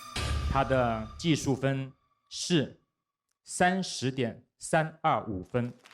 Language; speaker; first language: Chinese; native; Chinese